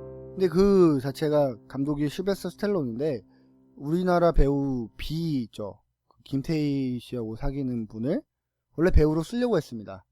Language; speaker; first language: Korean; native; Korean